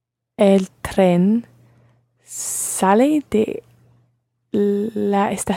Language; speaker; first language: Spanish; non-native, learner; English